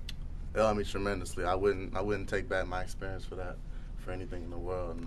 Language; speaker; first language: English; native; English